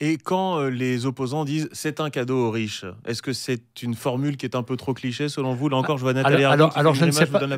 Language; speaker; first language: French; native; French